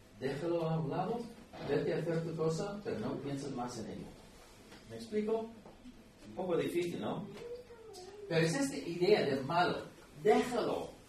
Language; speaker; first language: Spanish; non-native, fluent; English